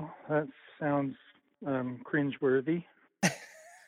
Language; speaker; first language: English; native; English